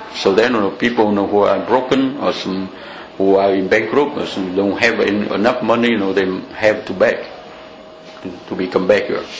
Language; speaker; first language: English; non-native, fluent; Vietnamese